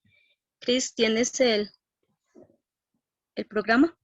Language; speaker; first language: Spanish; native; Spanish